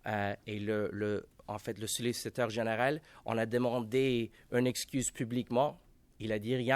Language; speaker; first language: French; non-native, local second language; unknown